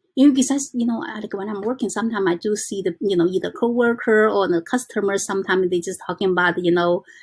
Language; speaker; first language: English; non-native, learner; Chinese